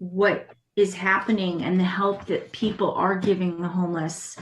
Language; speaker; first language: English; native; English